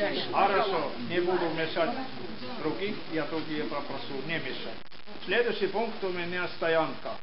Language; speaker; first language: Russian; non-native, local second language; Estonian